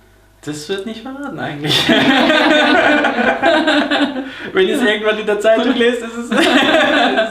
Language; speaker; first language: German; early bilingual, other home language; Turkish